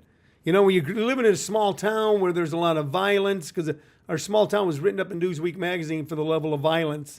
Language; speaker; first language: English; native; English